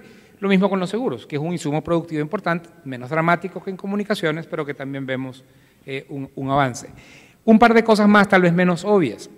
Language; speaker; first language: Spanish; native; Spanish